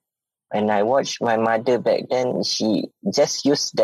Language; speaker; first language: English; non-native, local second language; Malay